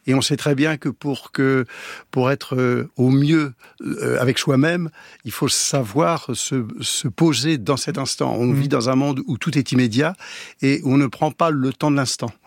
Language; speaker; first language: French; native; French